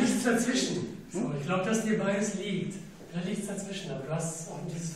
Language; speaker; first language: German; native; German